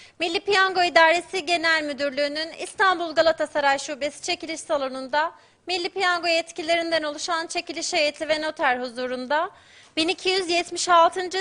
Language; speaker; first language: Turkish; native; Turkish